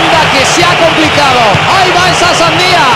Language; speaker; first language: Spanish; native; Spanish